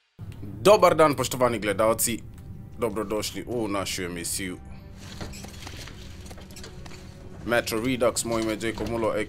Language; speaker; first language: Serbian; early bilingual, heritage; English